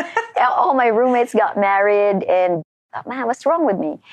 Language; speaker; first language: English; non-native, local second language; Filipino